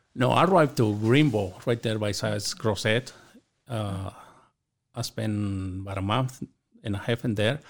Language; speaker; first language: English; non-native, learner; Spanish